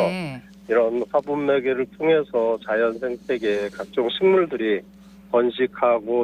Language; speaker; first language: Korean; native; Korean